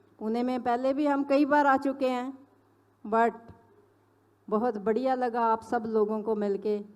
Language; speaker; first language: Hindi; non-native, local second language; Punjabi